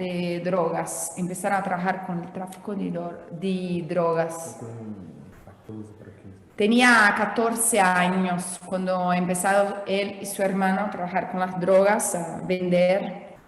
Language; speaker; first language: Spanish; non-native, fluent; Portuguese